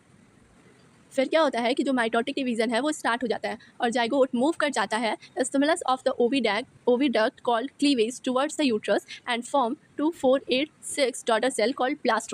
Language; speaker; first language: Hindi; native; Hindi